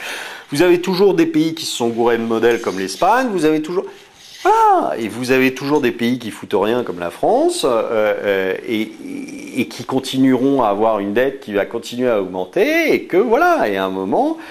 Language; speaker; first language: French; native; French